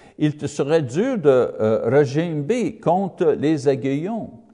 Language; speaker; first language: French; non-native, learner; English